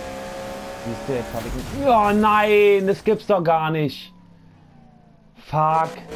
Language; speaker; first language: German; native; German